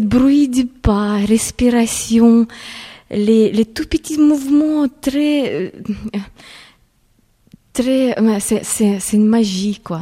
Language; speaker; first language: French; non-native, fluent; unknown